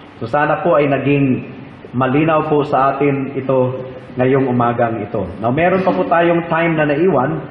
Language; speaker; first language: Filipino; non-native, local second language; Cebuano